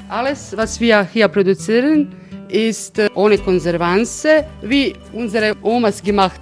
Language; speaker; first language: German; non-native, learner; Croatian